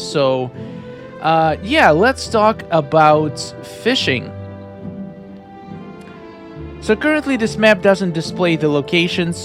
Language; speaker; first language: English; non-native, fluent; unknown